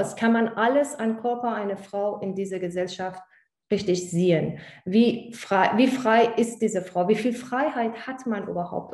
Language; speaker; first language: German; non-native, fluent; Persian